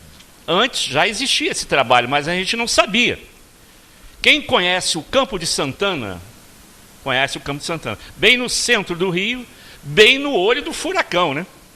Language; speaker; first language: Portuguese; native; Portuguese